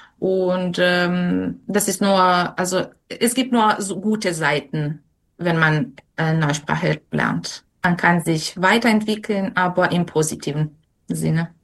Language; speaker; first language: German; non-native, fluent; Serbian